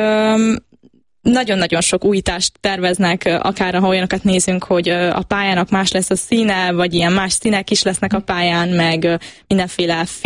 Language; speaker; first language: Hungarian; native; Hungarian